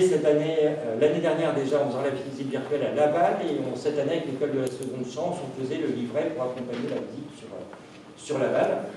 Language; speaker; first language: French; native; French